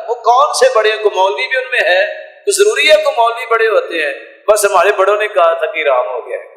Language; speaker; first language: Urdu; non-native, local second language; Punjabi